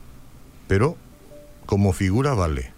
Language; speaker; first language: Spanish; native; Spanish